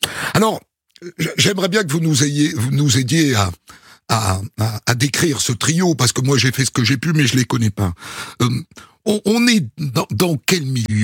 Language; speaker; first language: French; native; French